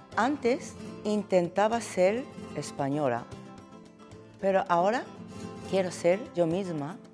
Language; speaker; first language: Spanish; non-native, fluent; Japanese